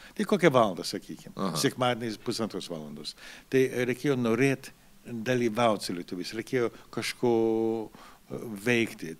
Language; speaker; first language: Lithuanian; early bilingual, heritage; Lithuanian